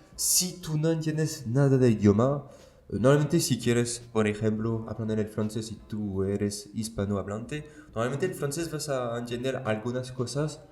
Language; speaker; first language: Spanish; non-native, fluent; French